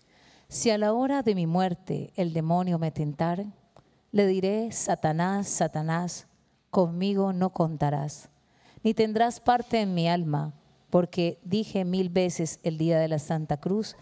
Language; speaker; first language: Spanish; native; Spanish